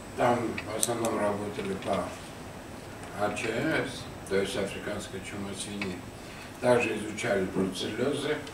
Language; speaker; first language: Russian; non-native, local second language; Armenian